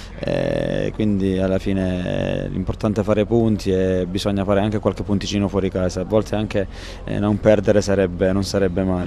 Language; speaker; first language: Italian; native; Italian